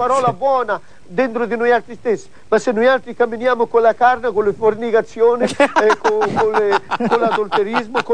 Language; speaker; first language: Italian; non-native, local second language; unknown